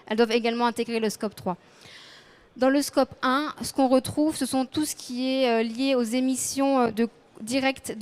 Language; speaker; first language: French; native; French